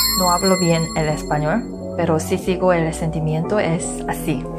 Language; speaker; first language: Spanish; non-native, learner; Korean